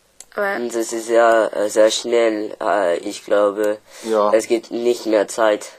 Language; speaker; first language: German; non-native, learner; French